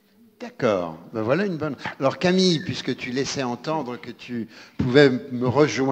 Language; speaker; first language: French; native; French